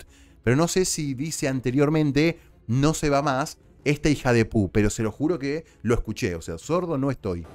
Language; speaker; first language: Spanish; native; Spanish